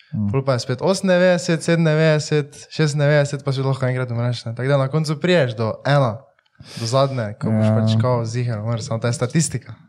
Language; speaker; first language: Slovenian; native; Slovenian